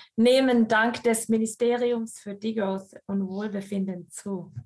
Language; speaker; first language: German; non-native, fluent; English